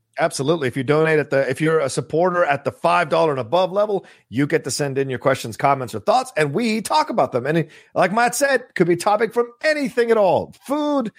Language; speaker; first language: English; native; English